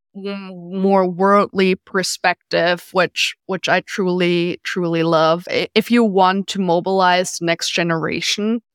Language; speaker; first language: English; non-native, fluent; German